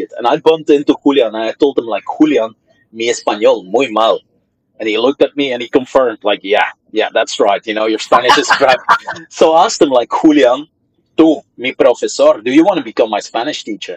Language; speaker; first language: English; non-native, fluent; Dutch